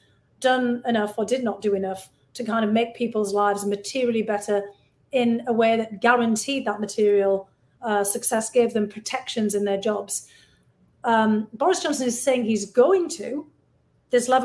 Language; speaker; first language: English; native; English